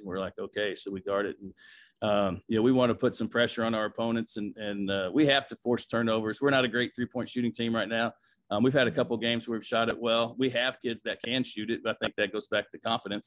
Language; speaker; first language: English; native; English